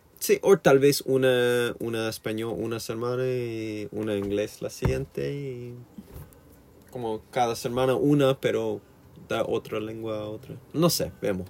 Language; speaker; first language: Spanish; non-native, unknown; English